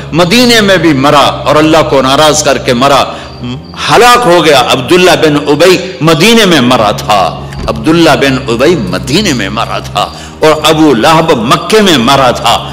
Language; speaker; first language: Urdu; non-native, local second language; Punjabi